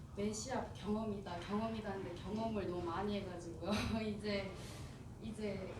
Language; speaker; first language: Korean; native; Korean